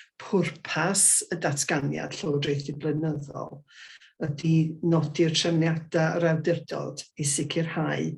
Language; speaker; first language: Welsh; native; Welsh